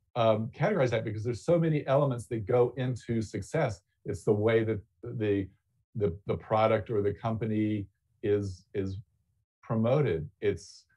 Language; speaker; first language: English; native; English